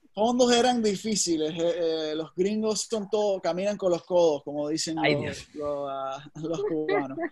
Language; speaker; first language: Spanish; early bilingual, heritage; Spanish